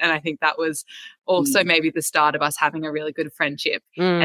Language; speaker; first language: English; native; English